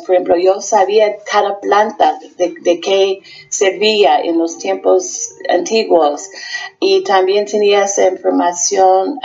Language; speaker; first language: Spanish; non-native, fluent; English